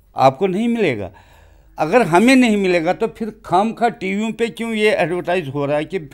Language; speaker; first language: Hindi; non-native, local second language; Kashmiri